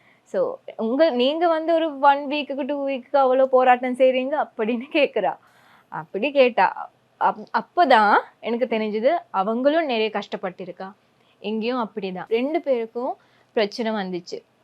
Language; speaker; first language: Tamil; non-native, fluent; Sinhala